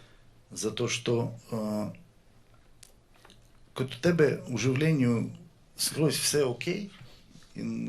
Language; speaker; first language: Slovenian; non-native, learner; Russian